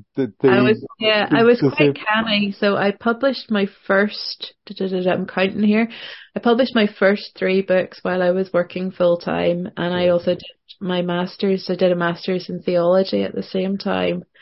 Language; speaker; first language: English; native; English